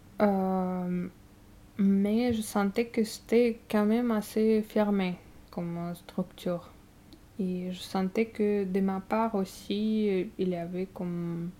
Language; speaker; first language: French; non-native, fluent; Russian